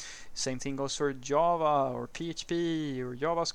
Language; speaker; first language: English; non-native, fluent; Swedish